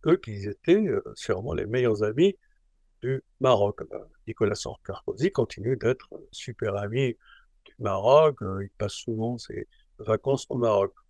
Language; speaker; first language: French; non-native, local second language; Arabic